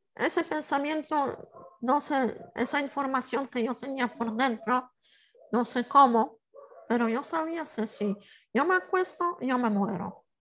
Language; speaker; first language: Spanish; non-native, fluent; Polish